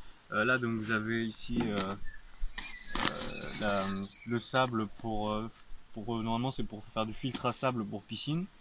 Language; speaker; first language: French; native; French